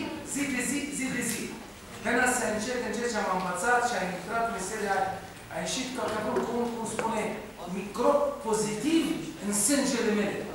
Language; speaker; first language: Romanian; non-native, learner; Hebrew